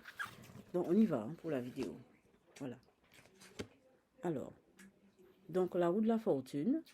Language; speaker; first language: French; native; French